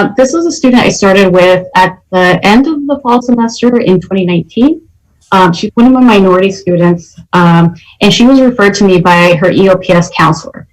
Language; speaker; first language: English; native; English